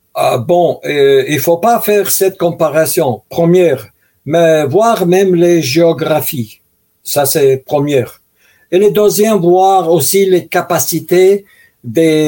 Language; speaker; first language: French; non-native, learner; Russian